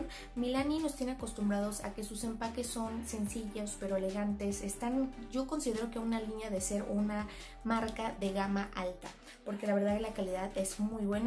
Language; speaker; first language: Spanish; native; Spanish